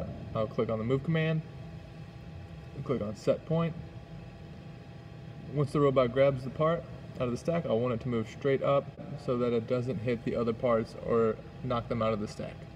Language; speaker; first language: English; native; English